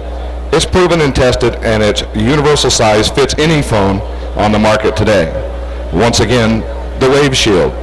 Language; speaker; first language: English; native; English